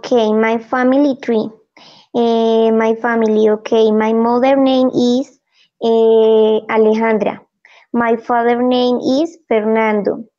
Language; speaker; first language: English; non-native, learner; Spanish